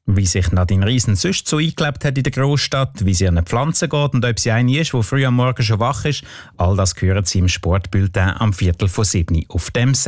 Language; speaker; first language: German; native; German